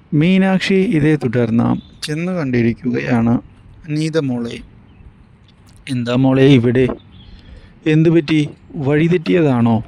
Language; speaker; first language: Malayalam; native; Malayalam